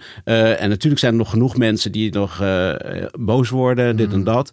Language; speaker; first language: Dutch; native; Dutch